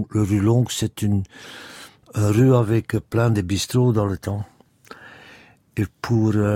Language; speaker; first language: French; non-native, local second language; Dutch